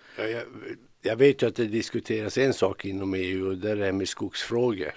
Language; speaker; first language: Swedish; native; Swedish